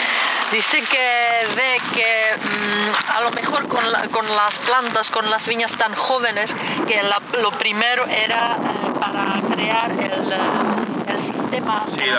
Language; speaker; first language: Spanish; non-native, fluent; Czech